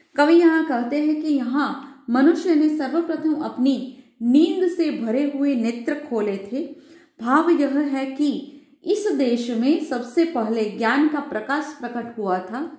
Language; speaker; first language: Hindi; non-native, local second language; Gujarati